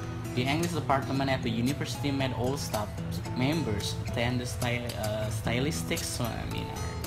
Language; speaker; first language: English; non-native, fluent; Indonesian